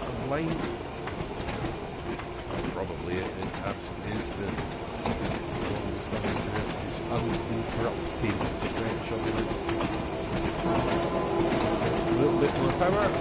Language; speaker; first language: English; native; English